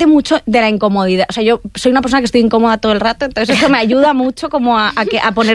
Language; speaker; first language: Spanish; native; Spanish